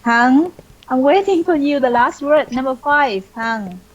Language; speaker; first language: English; non-native, fluent; Vietnamese